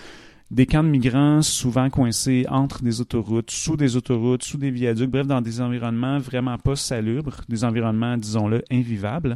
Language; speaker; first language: French; native; French